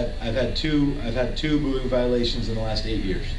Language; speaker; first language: English; native; English